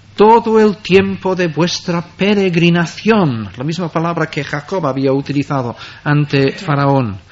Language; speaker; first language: Spanish; non-native, fluent; English